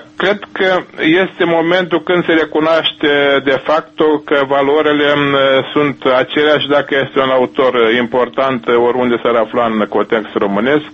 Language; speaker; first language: Romanian; native; Romanian